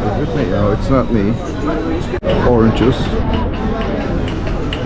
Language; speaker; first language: English; non-native, fluent; Turkish